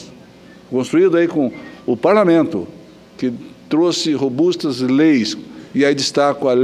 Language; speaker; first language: Portuguese; native; Portuguese